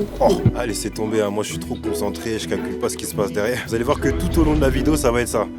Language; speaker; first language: French; native; French